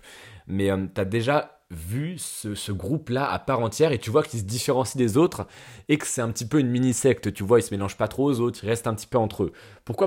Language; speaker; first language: French; native; French